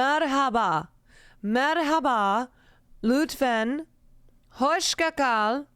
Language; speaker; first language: Turkish; non-native, learner; English